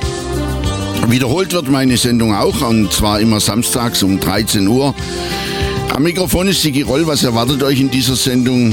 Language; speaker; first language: German; native; German